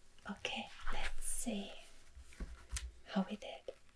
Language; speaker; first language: English; non-native, fluent; German